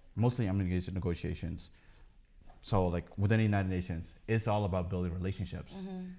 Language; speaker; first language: English; early bilingual, heritage; Dutch